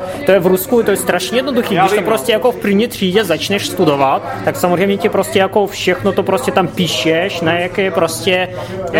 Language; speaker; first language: Czech; non-native, fluent; Russian